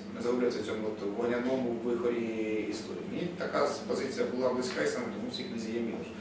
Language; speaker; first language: Ukrainian; native; Ukrainian